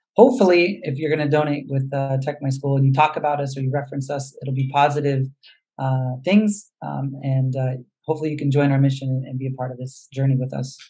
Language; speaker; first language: English; native; English